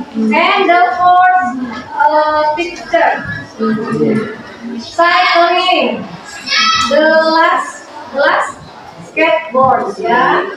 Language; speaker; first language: English; non-native, learner; Indonesian